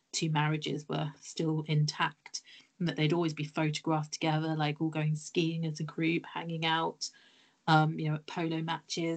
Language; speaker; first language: English; native; English